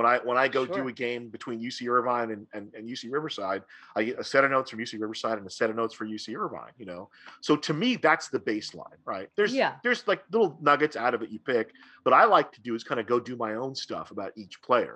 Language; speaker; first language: English; native; English